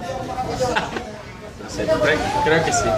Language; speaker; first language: Spanish; non-native, learner; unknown